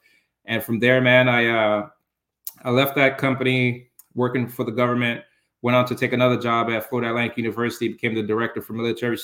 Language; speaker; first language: English; early bilingual, other home language; Jamaican Creole English